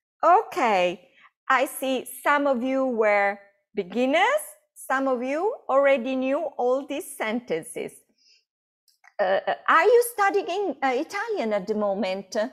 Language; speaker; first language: English; non-native, fluent; Italian